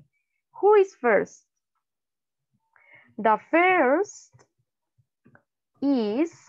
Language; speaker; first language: English; non-native, learner; Spanish